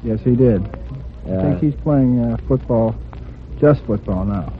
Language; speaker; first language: English; native; English